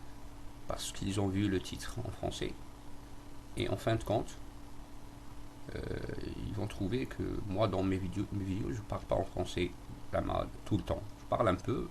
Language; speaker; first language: French; non-native, local second language; Arabic